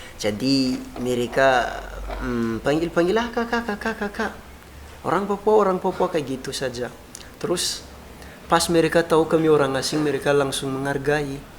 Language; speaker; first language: Indonesian; non-native, fluent; Malagasy